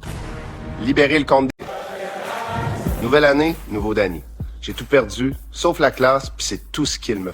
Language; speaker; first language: French; native; French